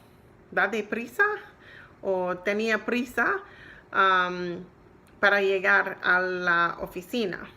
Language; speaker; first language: Spanish; non-native, learner; English